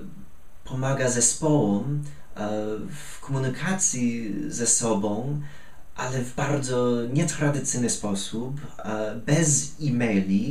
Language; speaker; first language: Polish; non-native, fluent; English